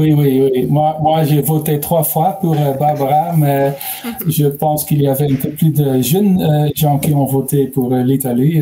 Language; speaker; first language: French; non-native, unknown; Dutch